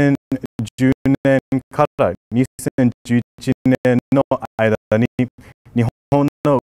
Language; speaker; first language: Japanese; non-native, fluent; English